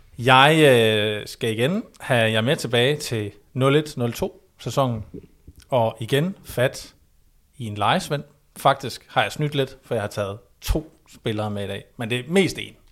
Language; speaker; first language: Danish; native; Danish